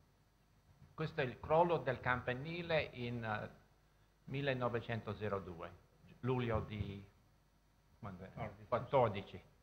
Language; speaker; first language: Italian; non-native, fluent; English